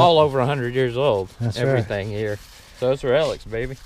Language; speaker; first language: English; native; English